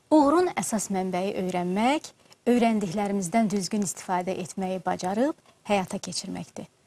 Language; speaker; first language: Azerbaijani; native; Azerbaijani